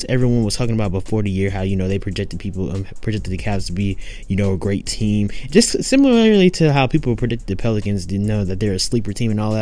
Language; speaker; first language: English; native; English